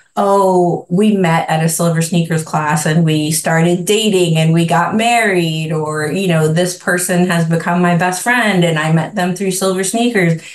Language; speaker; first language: English; native; English